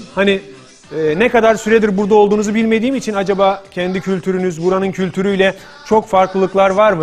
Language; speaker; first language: Turkish; native; Turkish